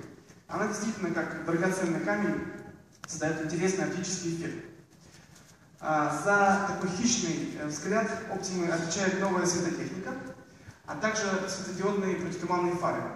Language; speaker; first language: Russian; native; Russian